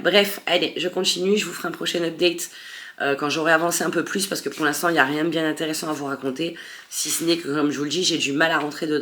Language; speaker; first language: French; native; French